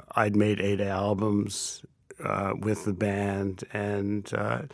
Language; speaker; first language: English; native; English